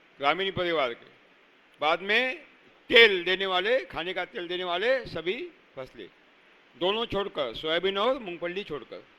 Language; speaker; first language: Hindi; non-native, local second language; Marathi